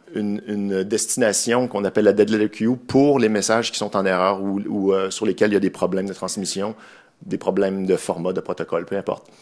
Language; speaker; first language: French; native; French